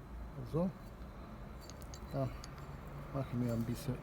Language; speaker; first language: German; non-native, learner; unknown